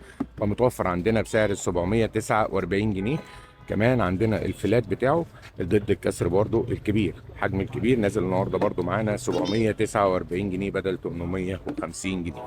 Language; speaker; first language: Arabic; native; Arabic